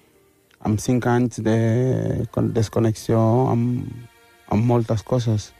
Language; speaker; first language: Catalan; non-native, local second language; Wolof